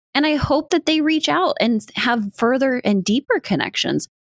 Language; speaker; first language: English; native; English